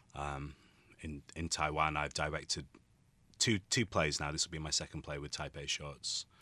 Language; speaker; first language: English; native; English